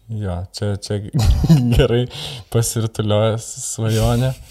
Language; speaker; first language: Lithuanian; native; Lithuanian